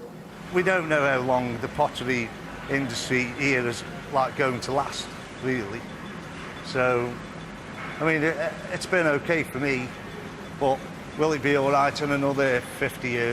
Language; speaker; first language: English; native; English